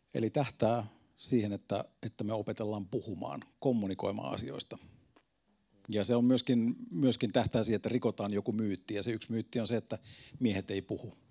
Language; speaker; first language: Finnish; native; Finnish